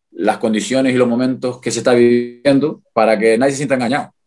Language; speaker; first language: Spanish; native; Spanish